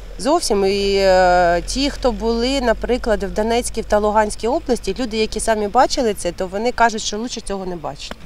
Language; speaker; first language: Ukrainian; native; Ukrainian